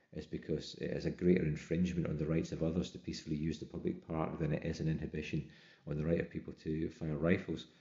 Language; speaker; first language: English; native; English